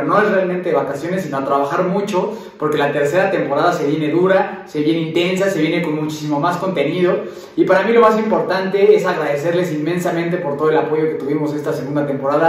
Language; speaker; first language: Spanish; native; Spanish